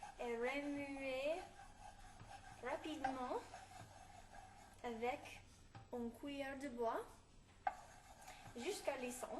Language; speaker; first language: French; non-native, learner; English